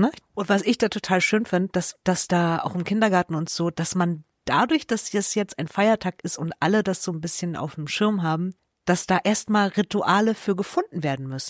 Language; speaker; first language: German; native; German